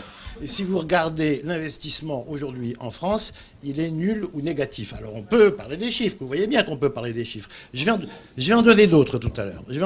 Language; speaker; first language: French; native; French